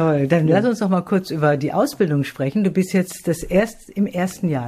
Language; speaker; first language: German; native; German